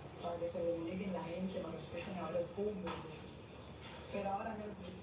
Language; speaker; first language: Spanish; native; Spanish